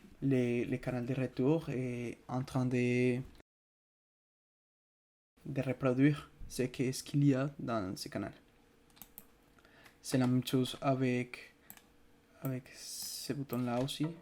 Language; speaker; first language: French; non-native, fluent; Spanish